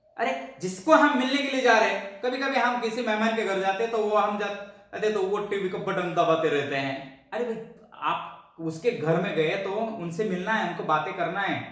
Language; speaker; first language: Hindi; non-native, local second language; Marathi